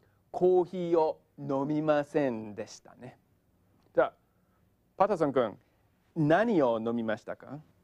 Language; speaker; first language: Japanese; non-native, fluent; English